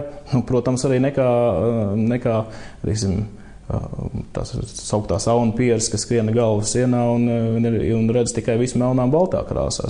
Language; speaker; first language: Latvian; native; Latvian